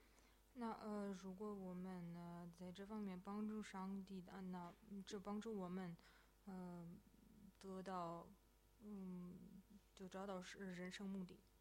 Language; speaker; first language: Chinese; non-native, fluent; Russian